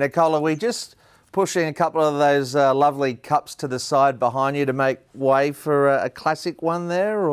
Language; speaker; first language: English; native; English